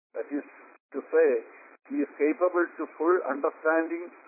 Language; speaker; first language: English; non-native, local second language; Malayalam